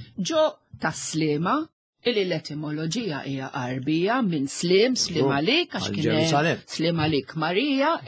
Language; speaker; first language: Maltese; non-native, local second language; English